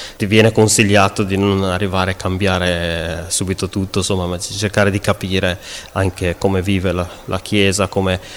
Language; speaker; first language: Italian; native; Italian